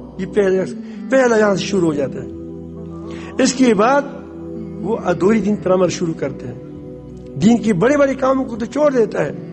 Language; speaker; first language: Urdu; non-native, local second language; Pashto